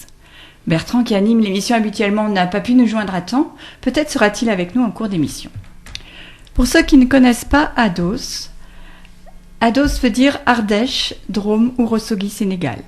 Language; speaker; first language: French; native; French